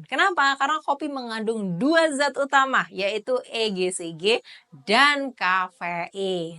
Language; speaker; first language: Indonesian; native; Indonesian